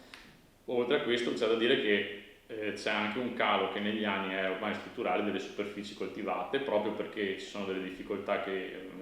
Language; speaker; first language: Italian; native; Italian